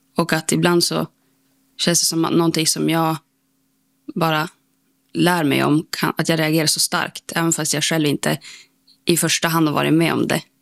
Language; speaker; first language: Swedish; native; Swedish